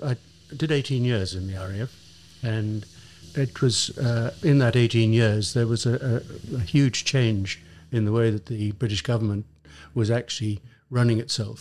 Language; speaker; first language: English; native; English